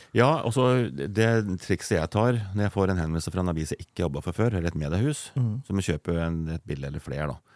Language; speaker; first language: Norwegian; native; Norwegian